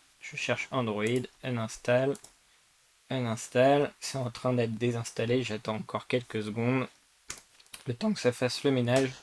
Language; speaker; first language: French; native; French